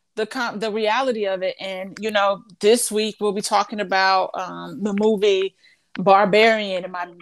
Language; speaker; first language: English; native; English